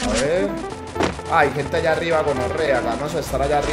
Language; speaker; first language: Spanish; native; Spanish